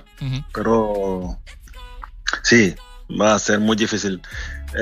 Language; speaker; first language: Spanish; non-native, fluent; French